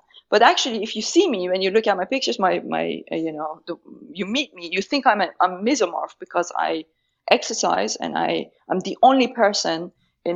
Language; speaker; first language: English; non-native, fluent; Persian